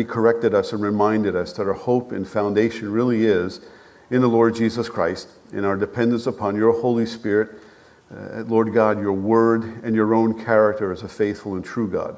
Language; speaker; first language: English; native; English